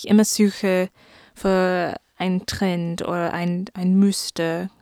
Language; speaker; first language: German; non-native, learner; English